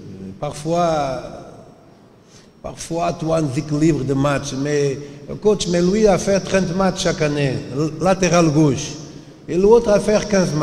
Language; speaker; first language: French; non-native, learner; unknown